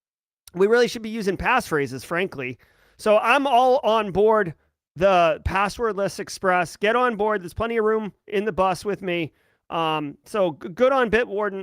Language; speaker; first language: English; native; English